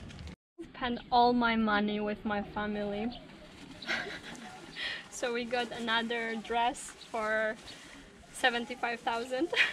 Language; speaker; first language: English; non-native, fluent; Polish